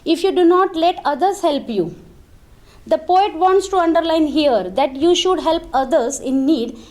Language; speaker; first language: English; non-native, local second language; Marathi